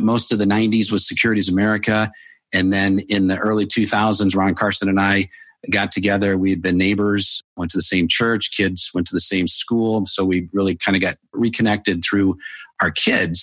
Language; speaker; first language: English; native; English